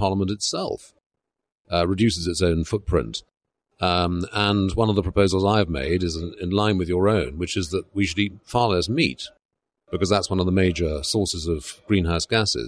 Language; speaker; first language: English; native; English